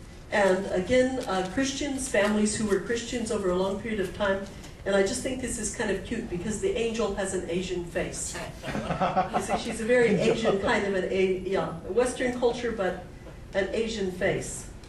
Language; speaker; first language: English; native; English